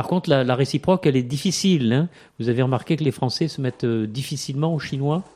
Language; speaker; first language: French; native; French